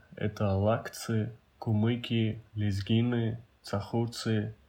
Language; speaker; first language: Russian; non-native, local second language; Avaric